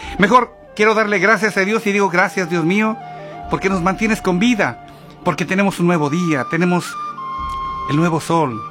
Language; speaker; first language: Spanish; native; Spanish